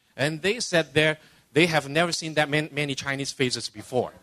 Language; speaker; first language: English; non-native, local second language; Cantonese